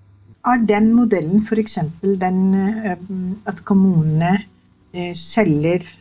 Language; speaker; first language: Norwegian; non-native, fluent; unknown